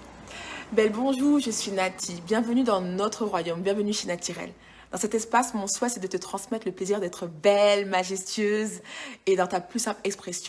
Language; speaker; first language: French; native; French